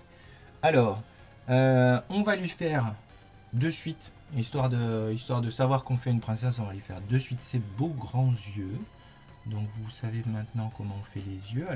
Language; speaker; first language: French; native; French